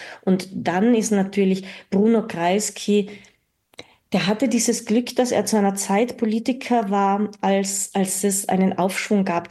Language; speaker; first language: German; native; German